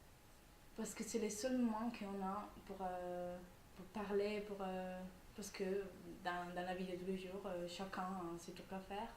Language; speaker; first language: French; non-native, fluent; Italian